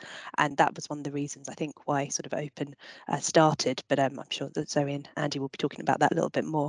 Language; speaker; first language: English; native; English